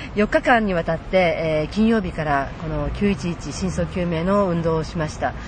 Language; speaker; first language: Japanese; native; Japanese